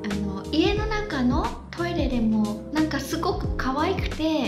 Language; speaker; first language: Japanese; non-native, fluent; Khmer